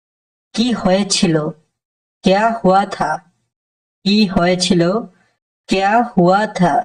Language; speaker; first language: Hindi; non-native, fluent; Bangla